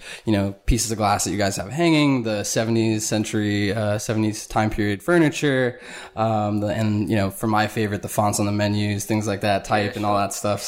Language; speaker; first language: English; native; English